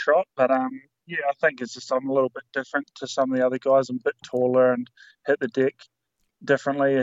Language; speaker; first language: English; native; English